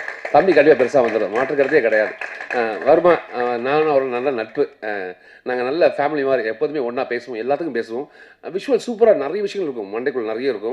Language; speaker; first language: Tamil; native; Tamil